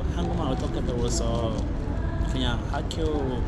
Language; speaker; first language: Korean; non-native, learner; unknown